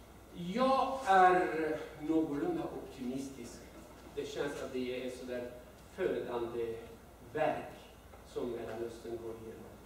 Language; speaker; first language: Swedish; non-native, fluent; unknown